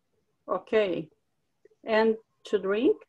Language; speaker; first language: English; non-native, learner; Portuguese